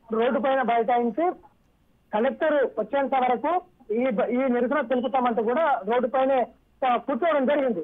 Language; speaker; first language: Telugu; native; Telugu